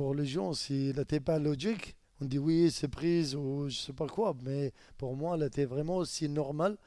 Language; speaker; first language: French; non-native, learner; Arabic